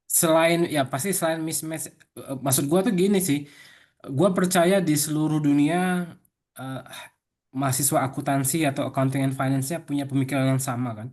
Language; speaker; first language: Indonesian; native; Indonesian